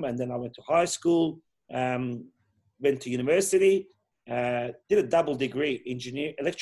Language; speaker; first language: English; early bilingual, other home language; Persian